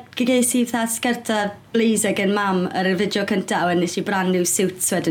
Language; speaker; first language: Welsh; native; Welsh